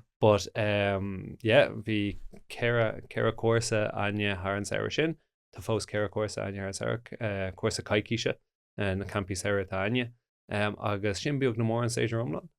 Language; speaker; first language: Irish; non-native, local second language; English